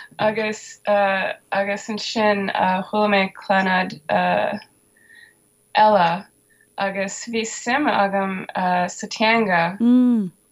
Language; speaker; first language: Irish; non-native, learner; English